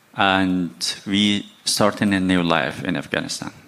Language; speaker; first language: English; non-native, learner; Persian